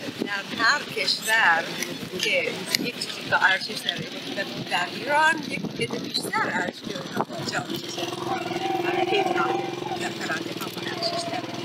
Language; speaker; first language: Persian; non-native, learner; Finnish